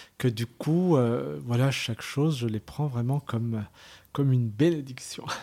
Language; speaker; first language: French; early bilingual, other home language; Arabic